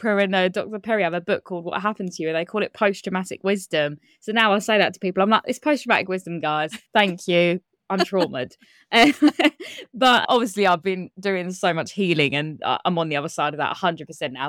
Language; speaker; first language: English; native; English